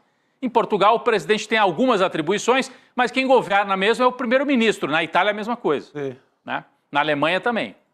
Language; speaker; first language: Portuguese; native; Portuguese